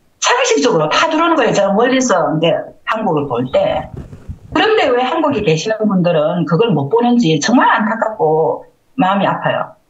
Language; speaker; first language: Korean; native; Korean